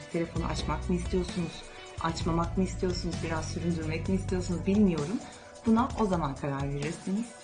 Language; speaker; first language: Turkish; native; Turkish